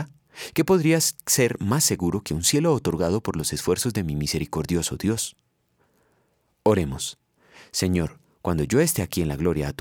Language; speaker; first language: Spanish; native; Spanish